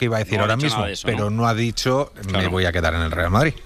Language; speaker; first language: Spanish; native; Spanish